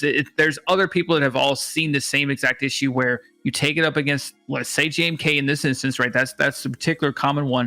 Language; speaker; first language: English; native; English